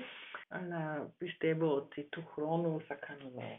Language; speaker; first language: Greek; non-native, learner; German